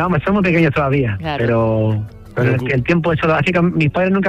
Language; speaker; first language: Spanish; native; Spanish